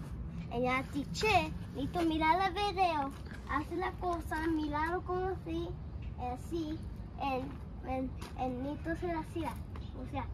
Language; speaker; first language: Spanish; early bilingual, heritage; Spanish